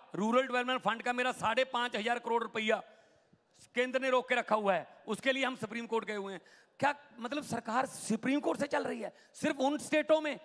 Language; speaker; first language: Hindi; non-native, local second language; Punjabi